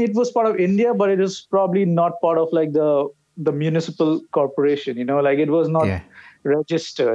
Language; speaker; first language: English; non-native, local second language; Bangla